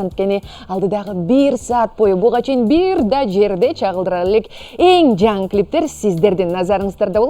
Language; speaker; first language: Kyrgyz; native; Kyrgyz